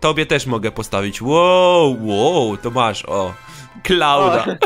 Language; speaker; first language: Polish; native; Polish